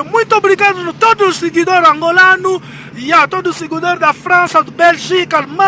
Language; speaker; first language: Portuguese; non-native, learner; Lingala